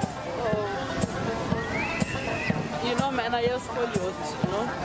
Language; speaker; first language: English; non-native, learner; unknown